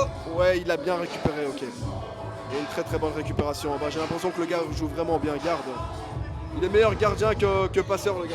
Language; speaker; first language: French; native; French